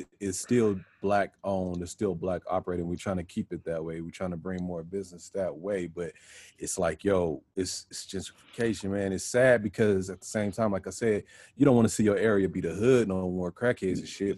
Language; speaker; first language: English; native; English